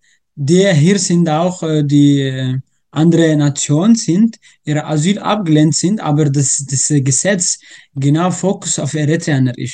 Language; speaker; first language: German; non-native, learner; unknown